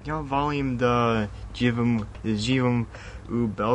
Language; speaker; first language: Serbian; early bilingual, heritage; English